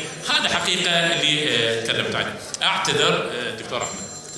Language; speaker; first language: Arabic; native; Arabic